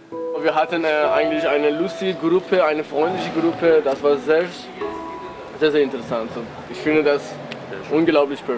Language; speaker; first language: German; non-native, learner; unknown